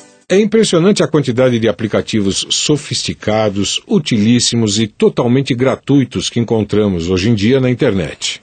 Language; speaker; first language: Portuguese; native; Portuguese